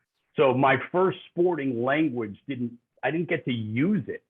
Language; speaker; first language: English; native; English